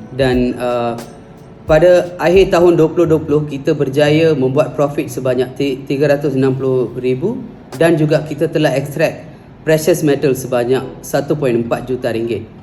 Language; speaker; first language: Malay; non-native, local second language; Tamil